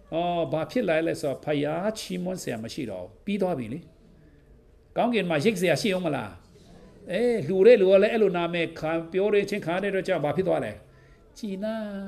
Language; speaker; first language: Burmese; non-native, local second language; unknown